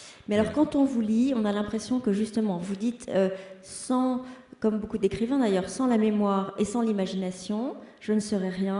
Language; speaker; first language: French; native; French